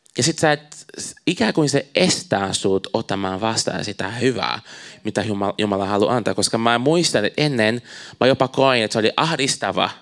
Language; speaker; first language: Finnish; non-native, fluent; Portuguese